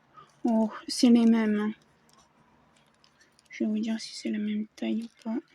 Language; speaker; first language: French; native; French